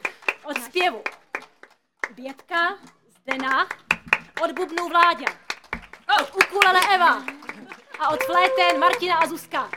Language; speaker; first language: Czech; native; Czech